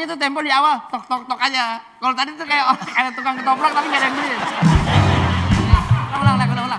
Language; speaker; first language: Indonesian; native; Indonesian